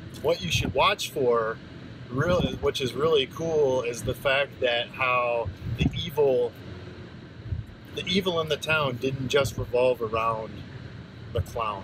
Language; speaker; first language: English; native; English